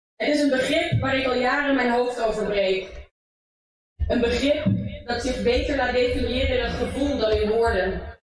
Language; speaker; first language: Dutch; early bilingual, other home language; English